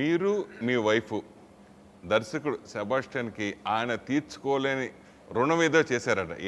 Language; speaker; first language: Telugu; native; Telugu